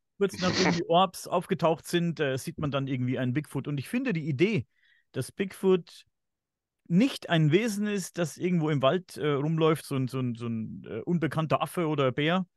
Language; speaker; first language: German; native; German